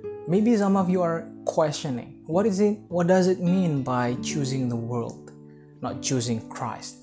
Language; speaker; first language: English; non-native, fluent; Indonesian